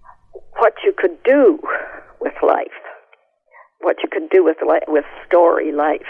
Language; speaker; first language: English; native; English